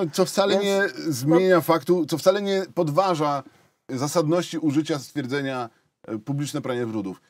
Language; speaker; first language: Polish; native; Polish